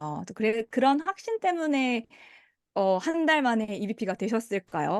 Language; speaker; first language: Korean; native; Korean